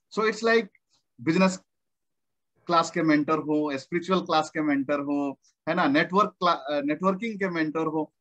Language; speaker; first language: Hindi; native; Hindi